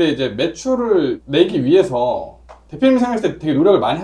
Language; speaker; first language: Korean; native; Korean